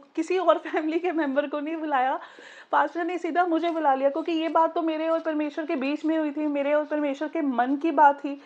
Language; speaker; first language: Hindi; native; Hindi